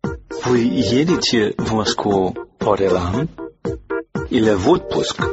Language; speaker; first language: Russian; non-native, learner; English